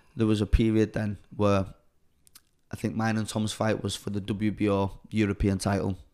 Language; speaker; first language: English; native; English